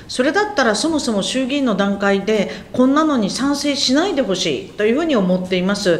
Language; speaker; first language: Japanese; native; Japanese